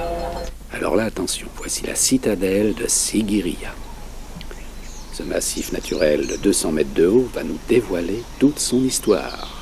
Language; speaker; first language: French; native; French